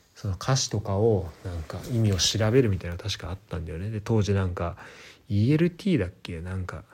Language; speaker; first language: Japanese; native; Japanese